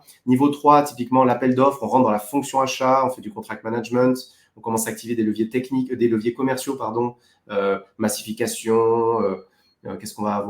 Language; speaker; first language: French; native; French